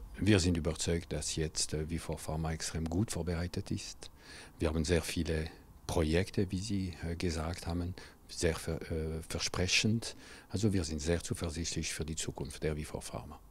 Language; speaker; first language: German; non-native, local second language; French